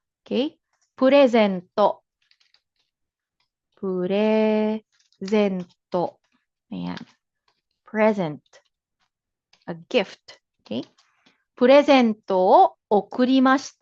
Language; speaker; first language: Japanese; non-native, fluent; Filipino